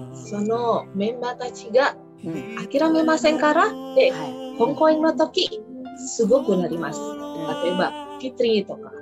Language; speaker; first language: Japanese; non-native, learner; Indonesian